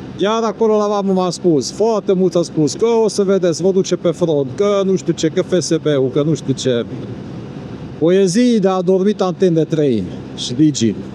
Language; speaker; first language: Romanian; non-native, local second language; Hungarian